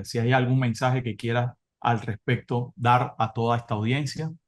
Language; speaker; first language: Spanish; native; Spanish